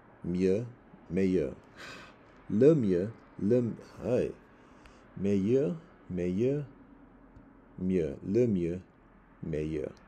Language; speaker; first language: French; non-native, learner; English